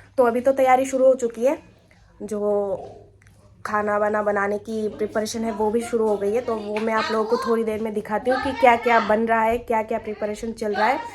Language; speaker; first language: Hindi; non-native, local second language; Bangla